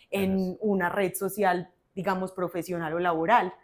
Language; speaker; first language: Spanish; native; Spanish